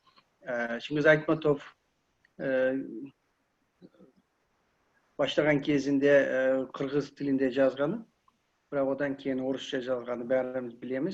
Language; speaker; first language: Kyrgyz; non-native, learner; Kazakh